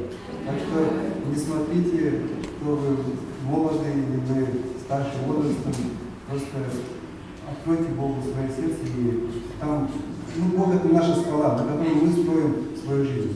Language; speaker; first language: Russian; non-native, fluent; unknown